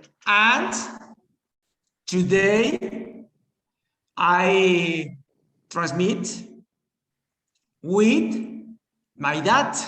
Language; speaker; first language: English; non-native, learner; Spanish